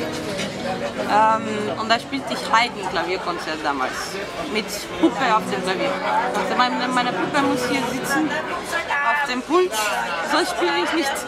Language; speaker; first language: German; non-native, fluent; Romanian